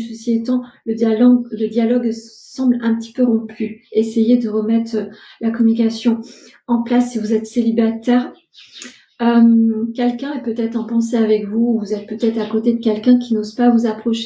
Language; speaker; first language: French; native; French